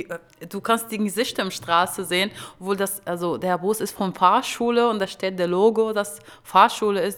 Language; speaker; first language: German; non-native, learner; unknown